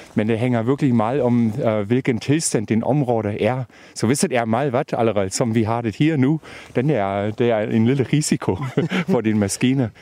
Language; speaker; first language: Danish; non-native, fluent; German